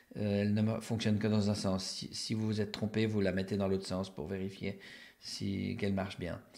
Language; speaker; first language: French; native; French